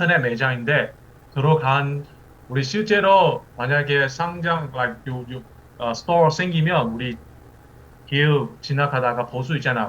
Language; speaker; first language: Korean; early bilingual, heritage; English